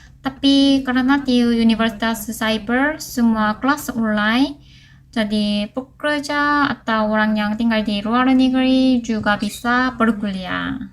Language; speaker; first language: Indonesian; non-native, learner; Korean